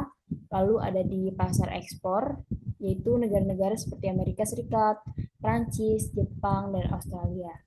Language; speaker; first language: Indonesian; native; Indonesian